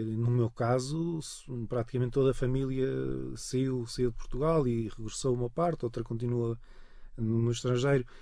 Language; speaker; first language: Portuguese; native; Portuguese